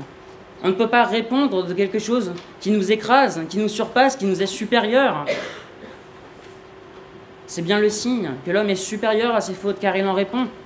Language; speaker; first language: French; native; French